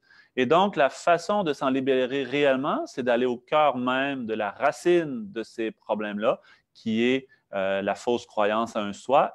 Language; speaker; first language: French; native; French